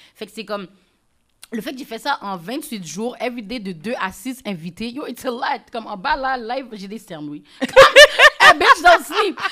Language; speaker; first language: French; native; French